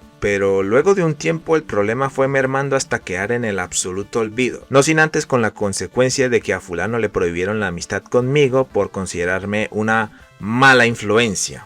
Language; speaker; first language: Spanish; native; Spanish